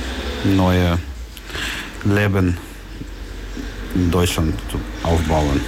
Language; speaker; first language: German; non-native, learner; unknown